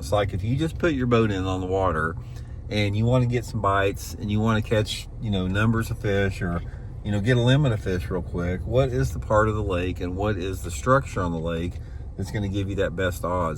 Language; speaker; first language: English; native; English